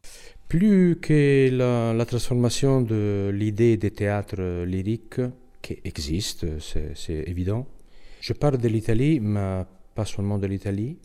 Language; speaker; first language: French; non-native, learner; Italian